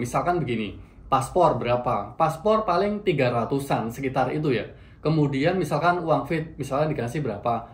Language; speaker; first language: Indonesian; native; Indonesian